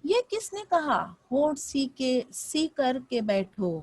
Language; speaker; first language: Hindi; non-native, local second language; Marathi